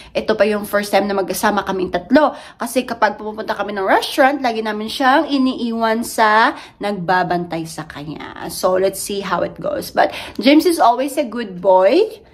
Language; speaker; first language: Filipino; native; Filipino